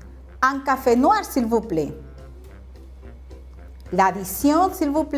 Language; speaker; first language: French; non-native, fluent; Spanish